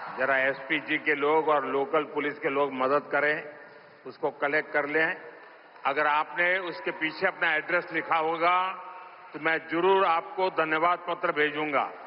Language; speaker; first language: Hindi; non-native, local second language; Gujarati